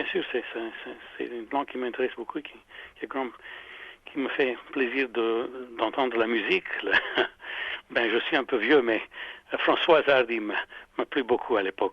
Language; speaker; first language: French; non-native, fluent; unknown